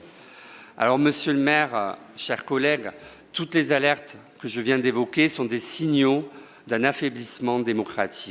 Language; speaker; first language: French; native; French